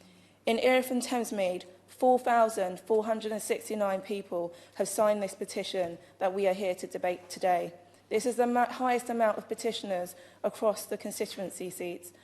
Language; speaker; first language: English; native; English